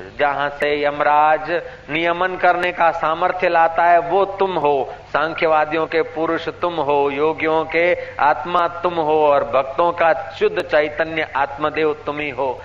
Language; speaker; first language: Hindi; non-native, local second language; Sindhi